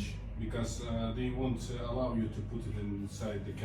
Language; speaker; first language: English; non-native, fluent; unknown